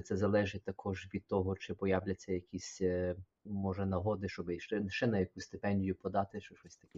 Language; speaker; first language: Ukrainian; early bilingual, heritage; Ukrainian